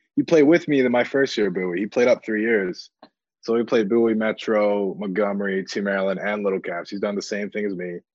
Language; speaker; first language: English; native; English